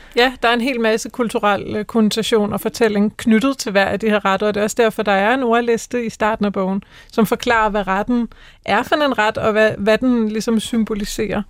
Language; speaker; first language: Danish; native; Danish